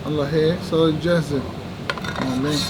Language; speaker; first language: Arabic; native; Arabic